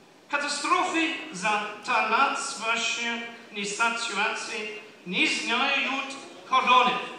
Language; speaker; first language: Ukrainian; non-native, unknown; English